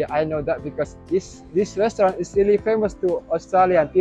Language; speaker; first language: English; non-native, learner; Indonesian